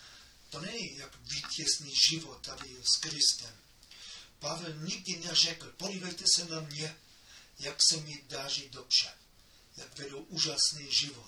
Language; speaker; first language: Czech; non-native, fluent; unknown